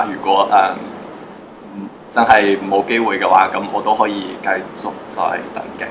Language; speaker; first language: Cantonese; native; Cantonese